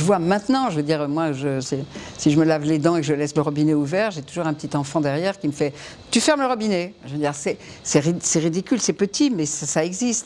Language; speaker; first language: French; native; French